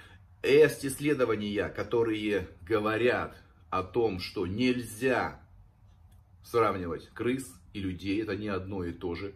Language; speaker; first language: Russian; native; Russian